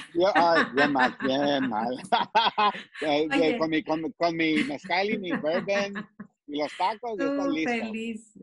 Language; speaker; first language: Spanish; early bilingual, heritage; Spanish